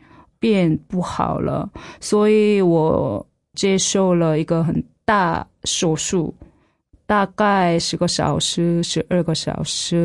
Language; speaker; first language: Chinese; non-native, fluent; Korean